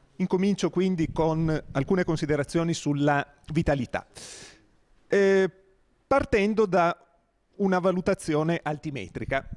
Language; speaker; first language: Italian; native; Italian